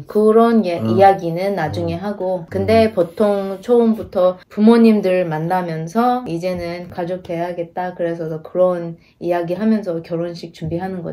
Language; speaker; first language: Korean; non-native, fluent; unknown